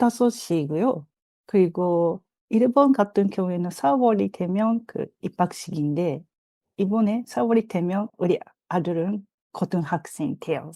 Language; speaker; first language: Korean; non-native, fluent; Japanese